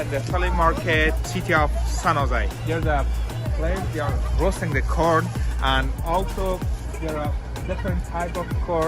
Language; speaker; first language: English; non-native, learner; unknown